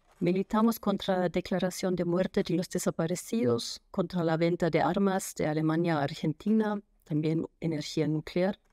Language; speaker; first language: Spanish; non-native, fluent; German